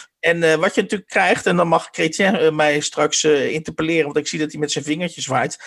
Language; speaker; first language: Dutch; native; Dutch